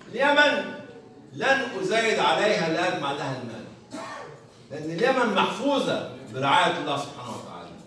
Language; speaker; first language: Arabic; native; Arabic